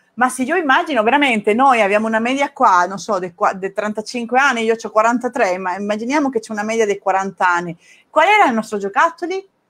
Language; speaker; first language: Italian; non-native, fluent; Spanish